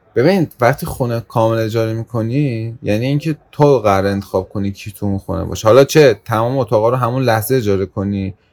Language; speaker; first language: Persian; non-native, local second language; Azerbaijani